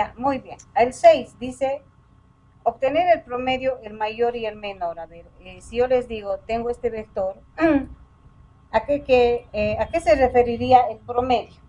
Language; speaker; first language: Spanish; native; Spanish